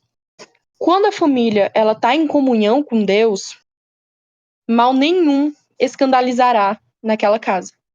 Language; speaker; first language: Portuguese; native; Portuguese